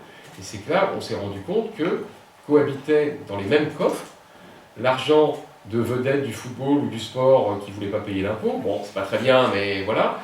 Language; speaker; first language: French; native; French